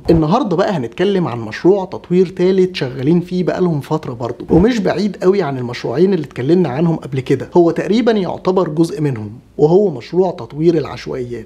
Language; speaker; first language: Arabic; native; Arabic